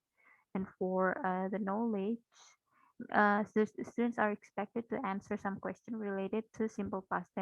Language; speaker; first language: English; non-native, fluent; Indonesian